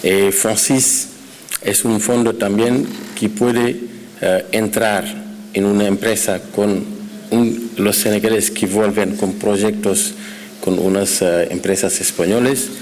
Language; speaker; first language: Spanish; non-native, fluent; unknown